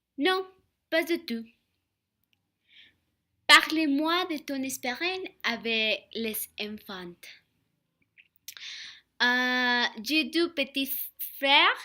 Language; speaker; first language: French; non-native, learner; Spanish